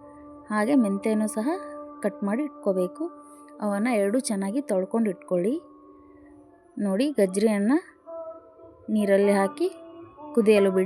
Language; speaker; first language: Kannada; native; Kannada